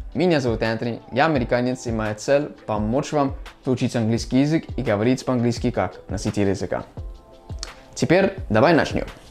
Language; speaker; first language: Russian; non-native, fluent; English